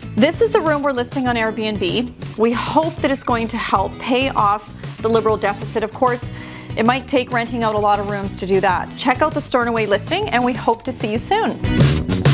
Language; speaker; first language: English; native; English